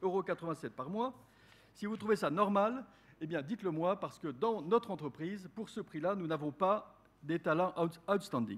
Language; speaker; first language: French; native; French